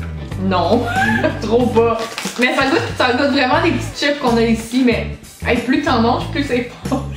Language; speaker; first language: French; native; French